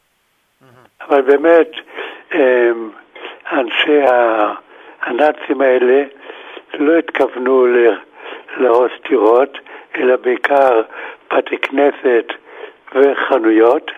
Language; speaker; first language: Hebrew; non-native, fluent; German